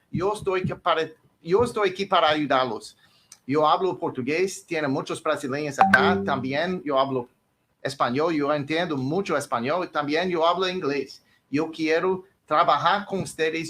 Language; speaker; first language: Spanish; non-native, learner; English